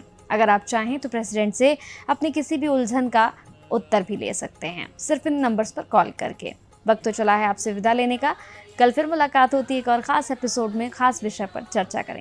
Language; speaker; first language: Hindi; native; Hindi